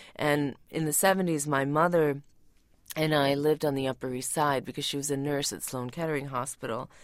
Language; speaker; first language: English; early bilingual, other home language; Tamil